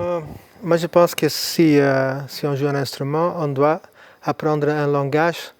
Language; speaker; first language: French; non-native, local second language; Dutch